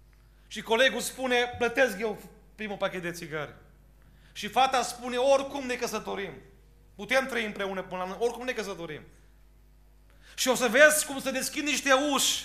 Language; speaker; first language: Romanian; native; Romanian